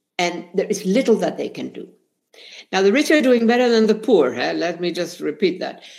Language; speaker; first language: English; non-native, fluent; Spanish